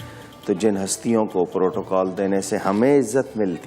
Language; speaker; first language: Urdu; native; Urdu